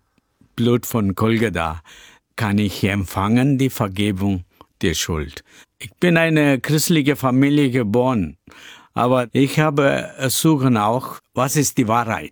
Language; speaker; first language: German; non-native, learner; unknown